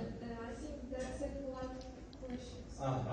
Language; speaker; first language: English; non-native, learner; Uzbek